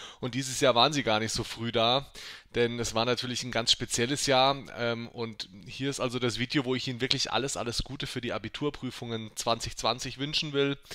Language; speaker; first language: German; native; German